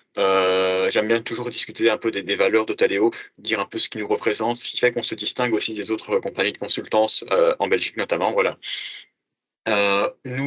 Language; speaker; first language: French; native; French